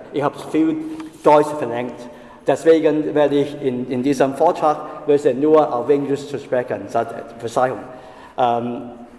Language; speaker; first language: German; non-native, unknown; Chinese